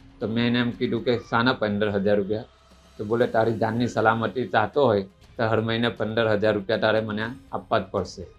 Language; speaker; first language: Gujarati; non-native, local second language; Urdu